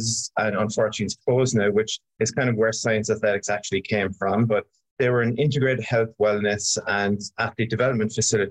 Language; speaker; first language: English; native; English